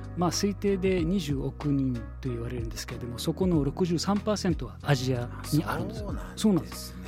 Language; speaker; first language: Japanese; non-native, fluent; Arabic